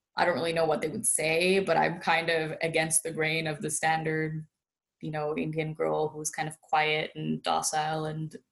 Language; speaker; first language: English; native; English